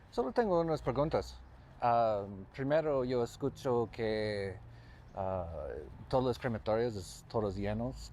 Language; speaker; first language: Spanish; non-native, learner; English